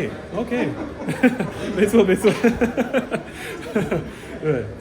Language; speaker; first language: Chinese; non-native, learner; English